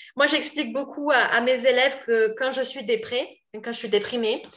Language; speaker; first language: French; native; French